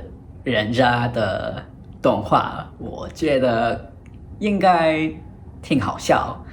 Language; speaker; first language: Chinese; non-native, fluent; English